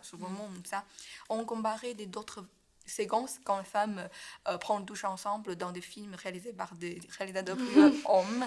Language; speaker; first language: French; non-native, learner; Chinese